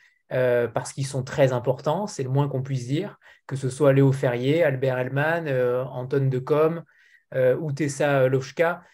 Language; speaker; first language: French; native; French